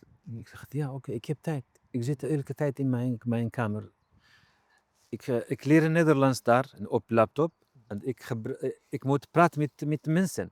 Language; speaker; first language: Dutch; non-native, learner; Arabic